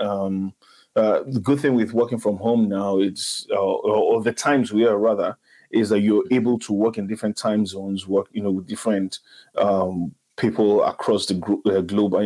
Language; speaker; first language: English; non-native, local second language; Igbo